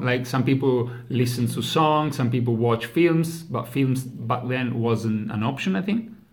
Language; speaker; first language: English; non-native, fluent; Italian